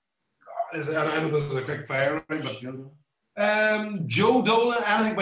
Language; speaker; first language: English; native; English